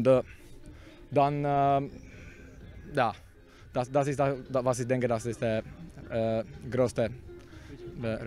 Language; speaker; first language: German; non-native, learner; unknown